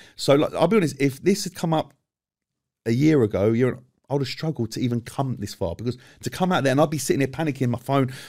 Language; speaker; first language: English; native; English